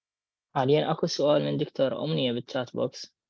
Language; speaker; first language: Arabic; native; Arabic